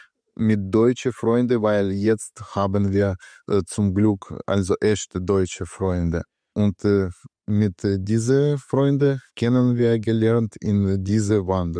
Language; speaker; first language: German; non-native, learner; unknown